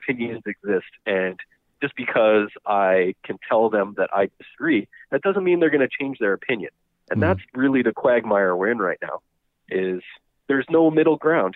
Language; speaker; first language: English; native; English